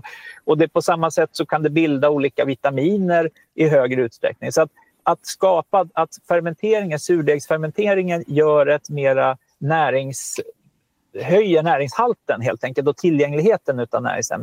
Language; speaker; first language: Swedish; native; Swedish